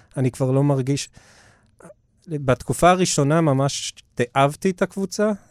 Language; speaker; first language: Hebrew; early bilingual, other home language; English